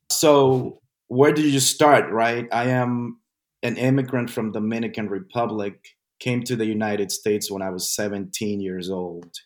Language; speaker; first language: English; non-native, fluent; Spanish